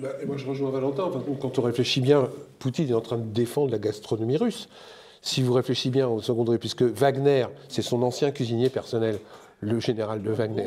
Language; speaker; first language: French; native; French